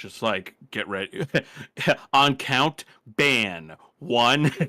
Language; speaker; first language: English; native; English